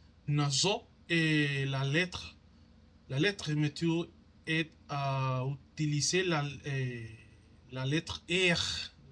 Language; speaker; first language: French; non-native, learner; Spanish